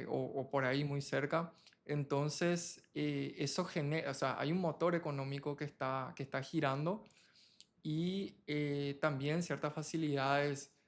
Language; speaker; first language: Spanish; native; Spanish